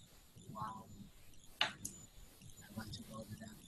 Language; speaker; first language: English; non-native, learner; Vietnamese